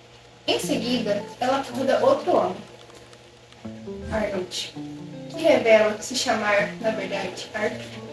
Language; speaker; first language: Portuguese; native; Portuguese